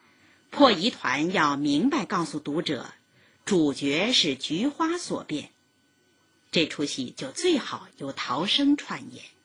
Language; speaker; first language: Chinese; native; Chinese